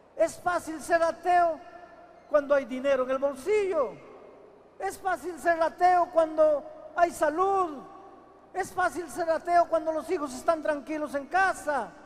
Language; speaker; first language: Spanish; native; Spanish